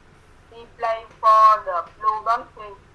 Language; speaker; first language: English; non-native, learner; Vietnamese